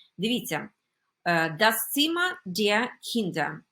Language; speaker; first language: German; non-native, fluent; Ukrainian